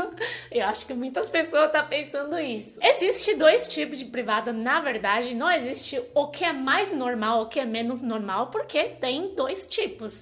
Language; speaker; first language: Portuguese; non-native, fluent; Chinese